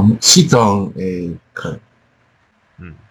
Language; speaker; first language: Korean; non-native, learner; Chinese